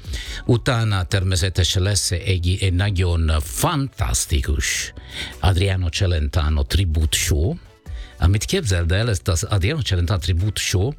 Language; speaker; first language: Hungarian; non-native, fluent; Italian